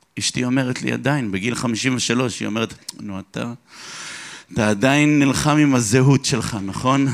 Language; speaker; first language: Hebrew; early bilingual, other home language; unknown